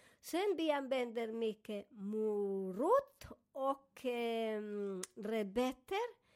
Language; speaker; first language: Swedish; non-native, fluent; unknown